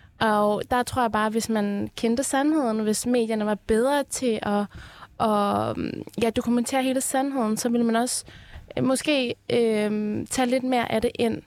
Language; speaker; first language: Danish; early bilingual, other home language; Persian